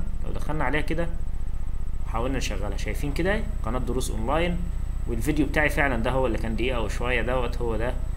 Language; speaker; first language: Arabic; native; Arabic